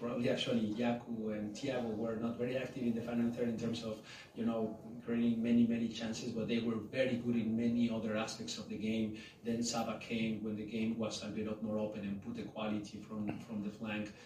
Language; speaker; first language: English; non-native, fluent; Spanish